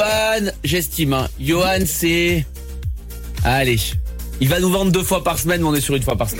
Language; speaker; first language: French; native; French